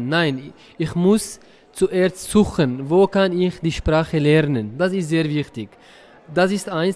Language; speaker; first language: German; non-native, fluent; Arabic